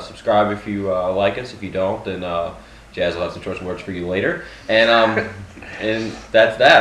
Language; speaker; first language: English; native; English